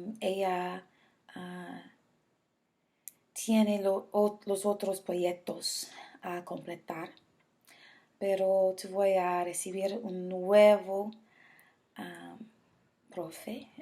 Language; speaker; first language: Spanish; non-native, learner; English